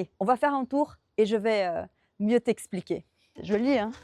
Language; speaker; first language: French; non-native, fluent; Portuguese